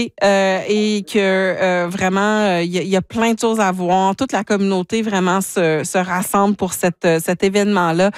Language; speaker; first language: French; native; French